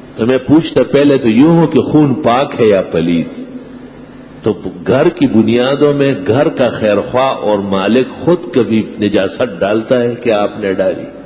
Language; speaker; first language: Urdu; non-native, local second language; Pashto